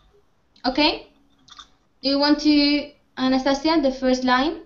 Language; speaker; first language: English; non-native, fluent; Spanish